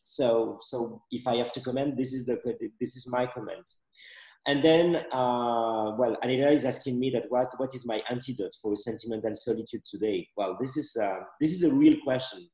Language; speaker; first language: English; non-native, fluent; Malagasy